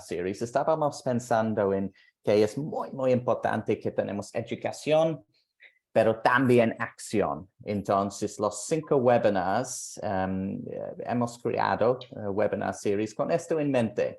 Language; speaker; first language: Spanish; non-native, fluent; English